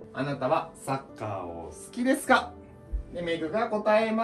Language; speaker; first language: Japanese; native; Japanese